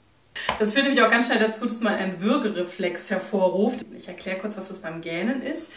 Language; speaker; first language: German; native; German